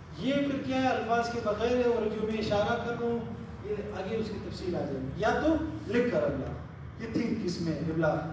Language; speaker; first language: Urdu; non-native, local second language; Pashto